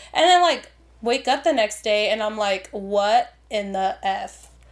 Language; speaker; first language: English; early bilingual, other home language; Spanish